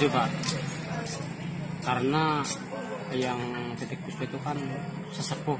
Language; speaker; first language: Indonesian; non-native, local second language; Javanese